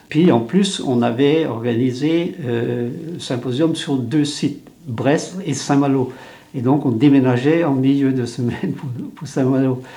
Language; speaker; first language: French; non-native, local second language; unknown